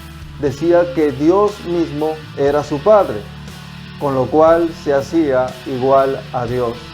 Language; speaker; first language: Spanish; native; Spanish